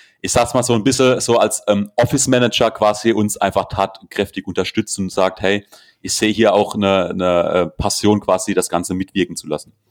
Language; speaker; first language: German; native; German